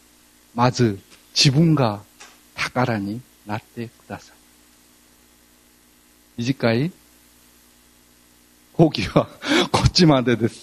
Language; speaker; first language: Japanese; non-native, fluent; Korean